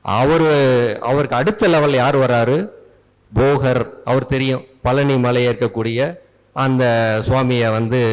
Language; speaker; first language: Tamil; native; Tamil